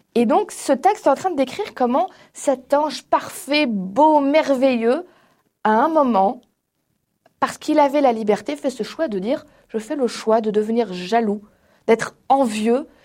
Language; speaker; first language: French; native; French